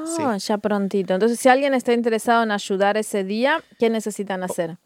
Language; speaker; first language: Spanish; native; Spanish